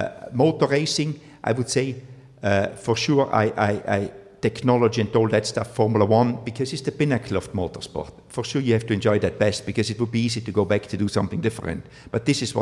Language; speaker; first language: English; non-native, fluent; German